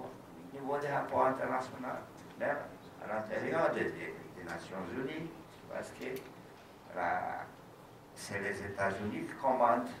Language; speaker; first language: French; non-native, fluent; Portuguese